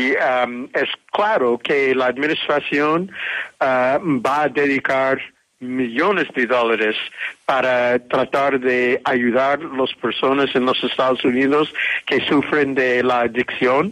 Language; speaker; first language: Spanish; non-native, fluent; English